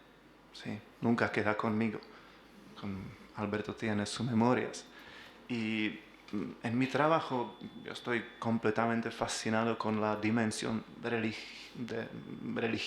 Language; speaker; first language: Spanish; non-native, learner; Czech